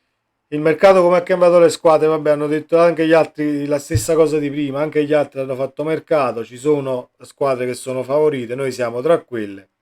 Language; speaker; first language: Italian; native; Italian